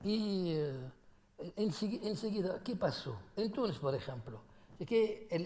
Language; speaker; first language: Spanish; non-native, fluent; Arabic